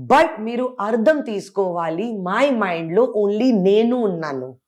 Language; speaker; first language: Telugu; non-native, fluent; Hindi